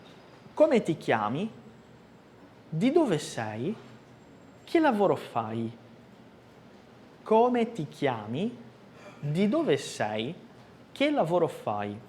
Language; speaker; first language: Italian; non-native, fluent; Portuguese